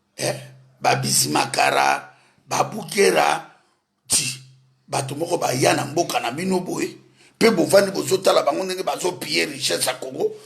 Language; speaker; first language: Lingala; native; Lingala